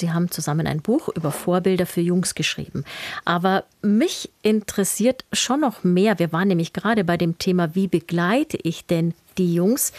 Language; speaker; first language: German; native; German